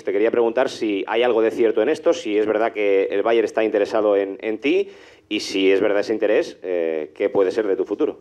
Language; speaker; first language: Spanish; native; Spanish